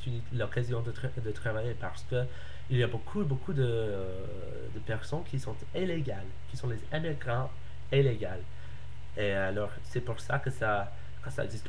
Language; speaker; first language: French; non-native, learner; English